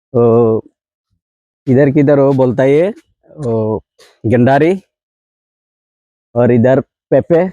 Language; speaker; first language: Hindi; non-native, learner; Bangla